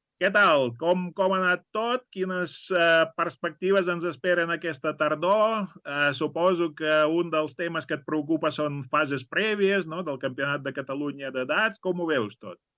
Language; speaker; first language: Catalan; native; Catalan